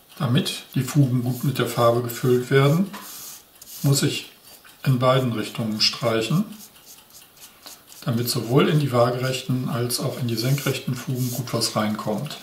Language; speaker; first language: German; native; German